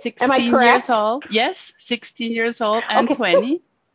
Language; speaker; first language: English; non-native, fluent; Spanish